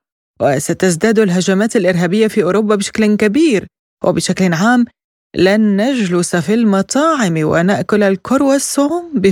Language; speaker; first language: Arabic; native; Arabic